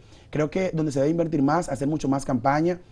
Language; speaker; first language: Spanish; native; Spanish